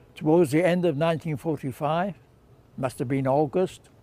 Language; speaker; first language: English; native; English